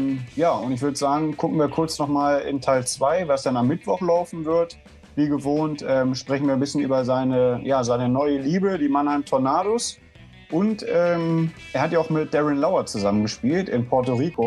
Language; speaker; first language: German; native; German